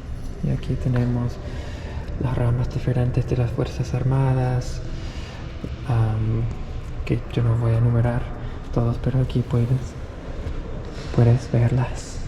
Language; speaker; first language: Spanish; non-native, fluent; English